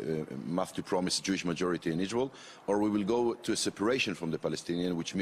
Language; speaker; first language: English; non-native, fluent; Hebrew